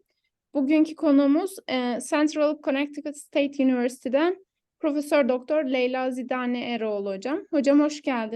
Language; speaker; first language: Turkish; native; Turkish